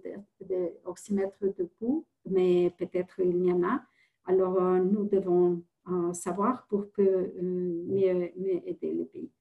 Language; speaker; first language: French; non-native, fluent; Spanish